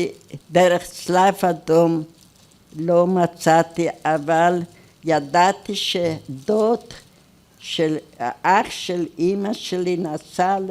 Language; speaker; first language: Hebrew; non-native, fluent; Hungarian